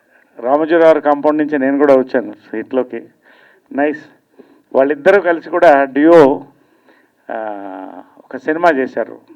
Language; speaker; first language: Telugu; native; Telugu